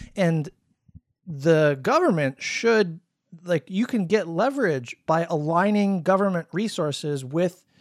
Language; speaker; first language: English; native; English